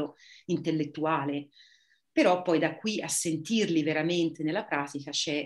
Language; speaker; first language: Italian; native; Italian